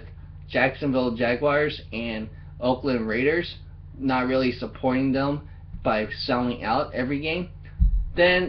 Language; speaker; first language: English; native; English